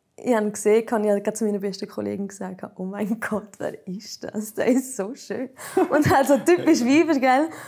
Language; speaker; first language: German; native; German